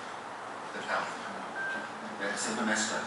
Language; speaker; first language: Spanish; non-native, fluent; English